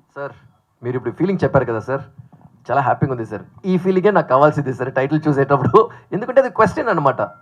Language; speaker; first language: Telugu; native; Telugu